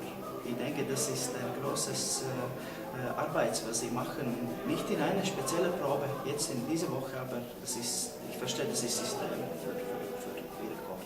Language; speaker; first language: German; non-native, fluent; Latvian